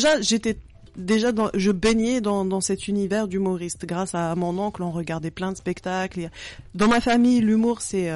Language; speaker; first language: French; non-native, local second language; Arabic